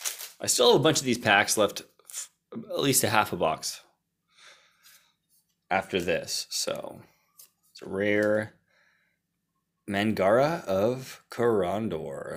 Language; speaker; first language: English; native; English